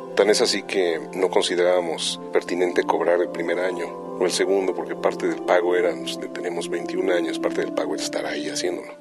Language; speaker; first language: Spanish; native; Spanish